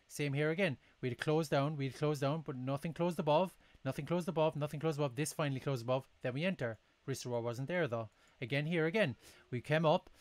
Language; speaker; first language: English; native; English